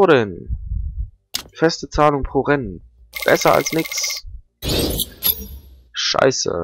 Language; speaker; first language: German; native; German